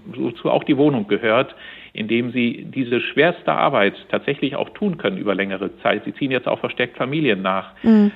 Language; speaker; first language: German; native; German